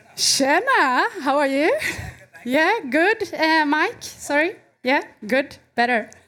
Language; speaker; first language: English; non-native, fluent; Swedish